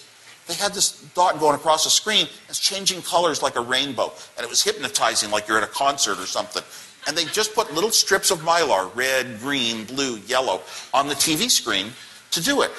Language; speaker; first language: English; native; English